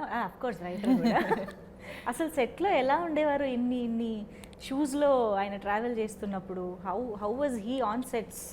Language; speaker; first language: Telugu; native; Telugu